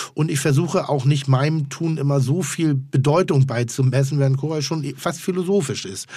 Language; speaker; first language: German; non-native, fluent; Turkish